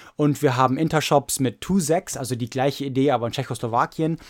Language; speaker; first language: German; non-native, fluent; English